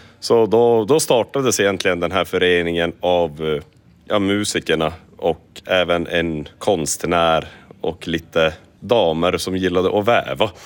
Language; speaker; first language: Swedish; native; Swedish